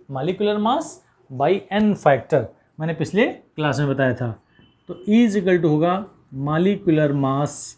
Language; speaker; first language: Hindi; native; Hindi